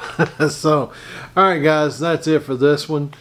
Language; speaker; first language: English; native; English